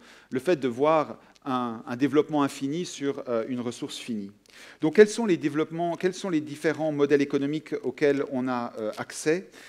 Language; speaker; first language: French; native; French